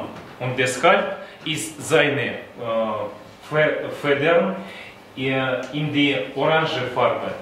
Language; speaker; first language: German; non-native, learner; Russian